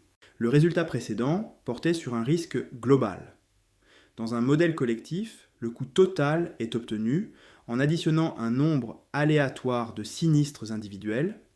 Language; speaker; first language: French; native; French